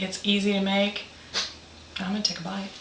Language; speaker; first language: English; native; English